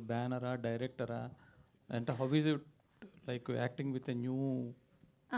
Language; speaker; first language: Telugu; native; Telugu